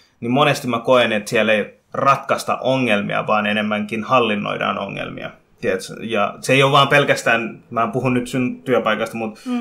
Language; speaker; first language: Finnish; early bilingual, other home language; Bangla